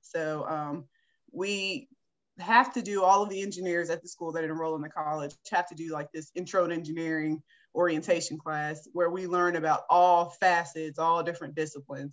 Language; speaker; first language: English; native; English